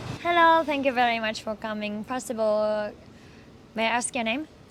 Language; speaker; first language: English; non-native, learner; Japanese